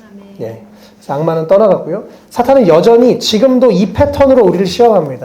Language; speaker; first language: Korean; native; Korean